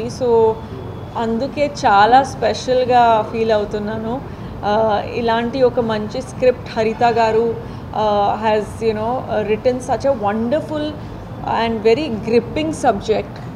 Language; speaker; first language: Telugu; non-native, fluent; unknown